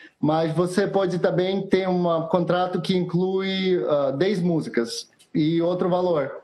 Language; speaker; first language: Portuguese; non-native, fluent; Russian